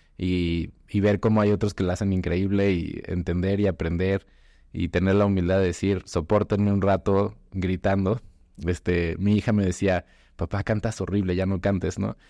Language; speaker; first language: Spanish; native; Spanish